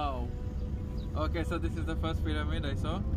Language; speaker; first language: English; non-native, fluent; Bangla